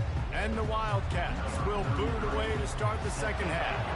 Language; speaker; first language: English; native; English